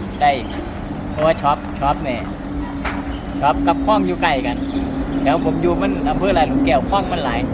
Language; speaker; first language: Thai; non-native, local second language; Northeastern Thai